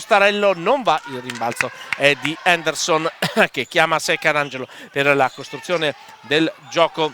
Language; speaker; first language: Italian; native; Italian